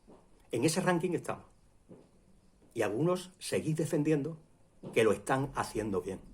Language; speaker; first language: Spanish; native; Spanish